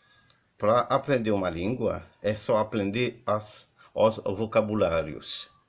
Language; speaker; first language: Portuguese; non-native, fluent; Haitian Creole